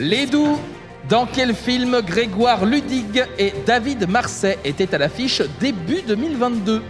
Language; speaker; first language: French; native; French